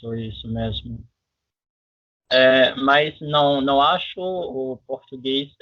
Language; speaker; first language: Portuguese; non-native, fluent; French